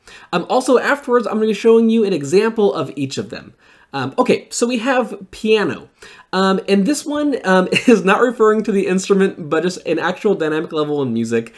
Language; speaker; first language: English; native; English